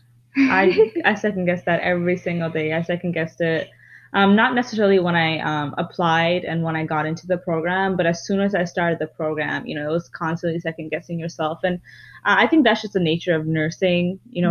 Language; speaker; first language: English; non-native, local second language; Bangla